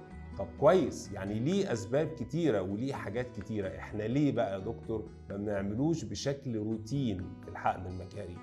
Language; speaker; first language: Arabic; native; Arabic